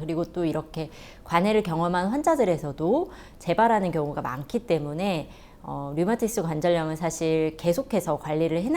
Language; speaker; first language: Korean; native; Korean